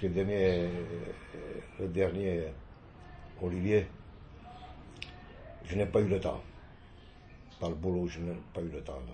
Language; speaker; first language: French; non-native, fluent; Italian